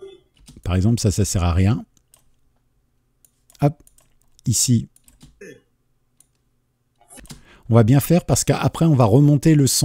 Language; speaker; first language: French; native; French